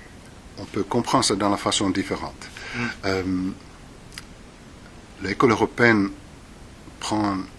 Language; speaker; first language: French; non-native, fluent; Finnish